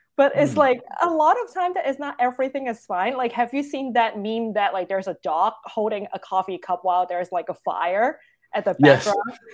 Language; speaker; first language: English; non-native, local second language; Cantonese